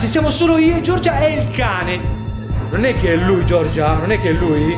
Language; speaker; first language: Italian; native; Italian